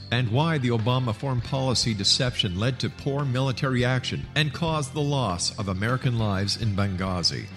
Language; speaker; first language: English; native; English